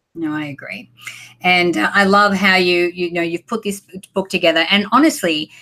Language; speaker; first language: English; native; English